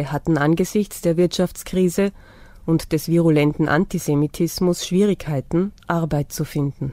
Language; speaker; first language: German; native; German